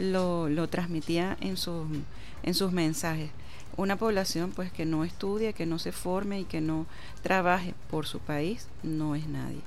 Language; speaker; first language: Spanish; native; Spanish